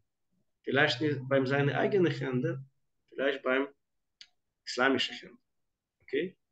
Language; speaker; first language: German; non-native, fluent; Hebrew